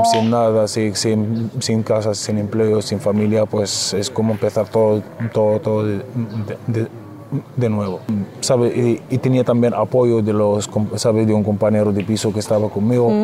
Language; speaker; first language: Spanish; non-native, fluent; Arabic